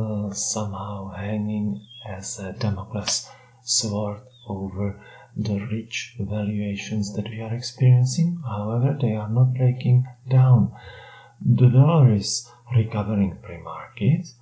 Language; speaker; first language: English; non-native, fluent; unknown